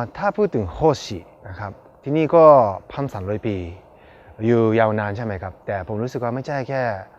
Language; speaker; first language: Thai; non-native, fluent; Japanese